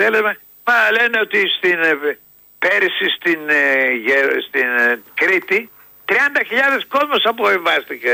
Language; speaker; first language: Greek; native; Greek